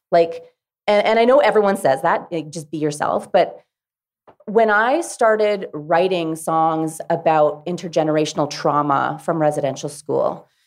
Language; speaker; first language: English; native; English